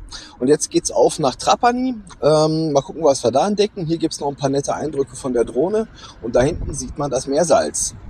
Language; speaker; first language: German; native; German